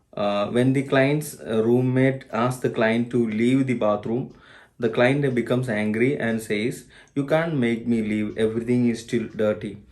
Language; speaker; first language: English; non-native, local second language; Malayalam